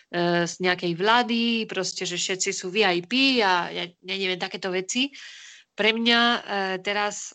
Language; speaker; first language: Slovak; non-native, fluent; Spanish